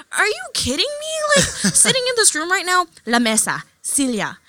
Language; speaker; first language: English; early bilingual, other home language; Filipino